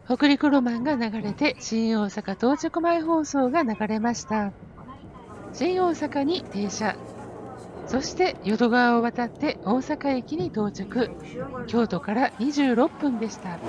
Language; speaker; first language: Japanese; native; Japanese